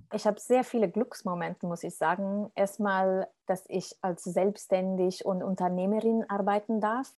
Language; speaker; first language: German; non-native, fluent; Italian